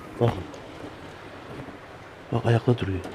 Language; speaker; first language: Turkish; native; Turkish